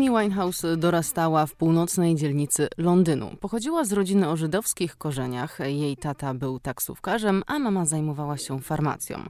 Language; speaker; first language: Polish; native; Polish